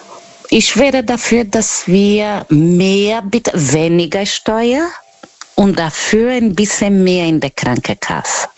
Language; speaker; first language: German; non-native, learner; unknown